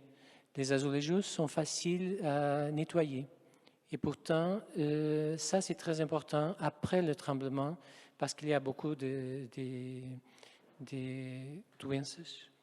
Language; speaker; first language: French; non-native, fluent; Portuguese